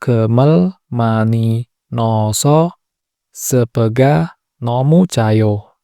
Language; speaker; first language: Korean; non-native, fluent; Indonesian